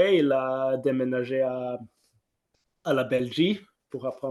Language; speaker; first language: French; non-native, fluent; Norwegian